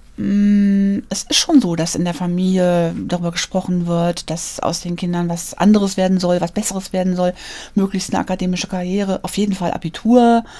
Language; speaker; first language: German; native; German